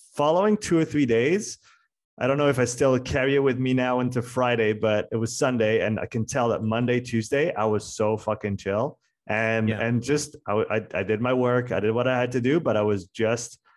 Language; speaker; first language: English; non-native, fluent; French